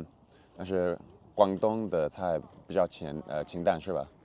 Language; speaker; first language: Chinese; non-native, fluent; English